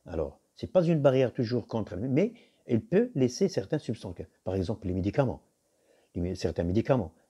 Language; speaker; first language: French; non-native, local second language; Arabic